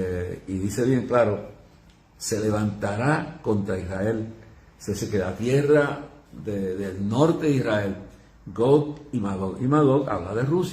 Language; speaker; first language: Spanish; native; Spanish